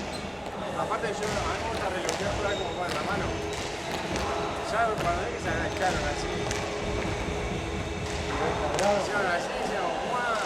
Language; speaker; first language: Spanish; native; Spanish